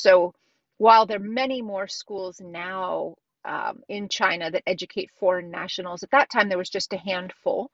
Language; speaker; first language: English; native; English